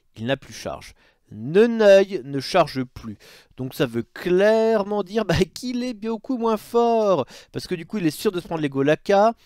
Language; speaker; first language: French; native; French